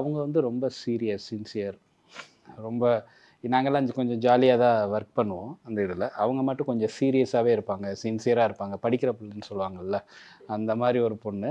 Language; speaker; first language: Tamil; native; Tamil